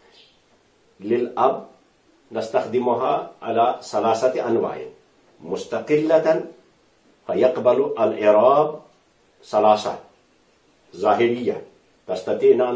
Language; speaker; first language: Arabic; non-native, fluent; Urdu